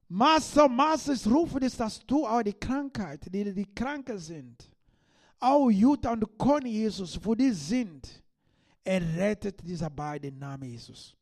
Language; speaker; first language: German; non-native, learner; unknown